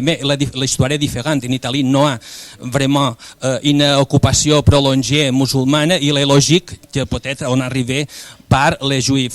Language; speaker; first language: French; non-native, fluent; Spanish